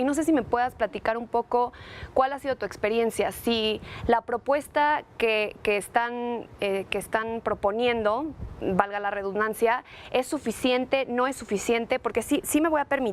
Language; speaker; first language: Spanish; native; Spanish